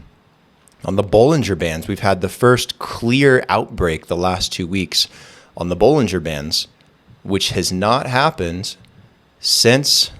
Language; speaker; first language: English; native; English